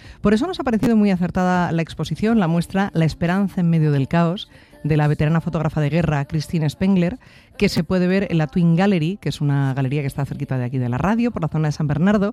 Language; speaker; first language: Spanish; native; Spanish